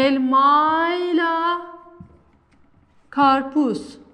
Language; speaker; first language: Turkish; non-native, fluent; Kazakh